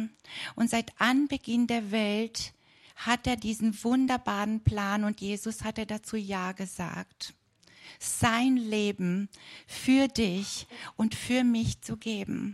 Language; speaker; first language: German; non-native, fluent; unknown